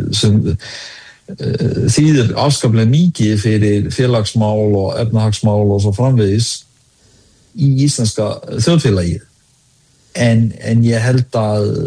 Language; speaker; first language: Icelandic; early bilingual, other home language; Danish